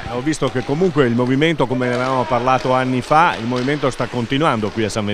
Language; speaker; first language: Italian; native; Italian